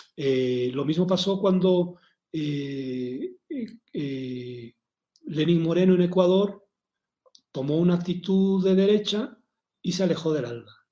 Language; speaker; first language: Spanish; native; Spanish